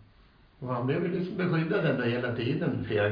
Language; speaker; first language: Swedish; native; Swedish